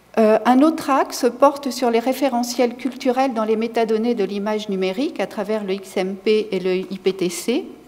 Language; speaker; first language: French; native; French